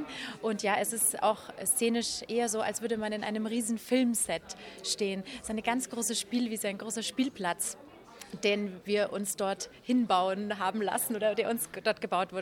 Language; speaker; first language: German; native; German